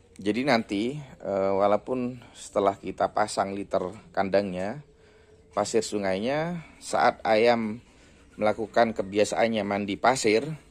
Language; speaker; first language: Indonesian; native; Indonesian